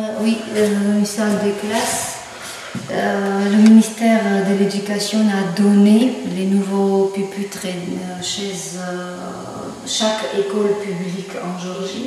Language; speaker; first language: French; non-native, fluent; Georgian